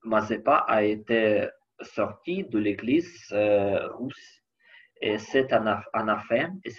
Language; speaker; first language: French; non-native, learner; Ukrainian